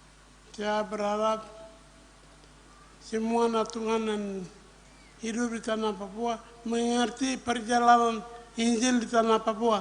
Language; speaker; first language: Indonesian; non-native, local second language; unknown